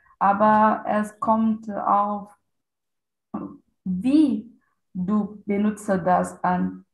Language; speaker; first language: German; non-native, learner; Portuguese